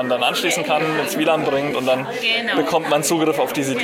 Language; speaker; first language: German; native; German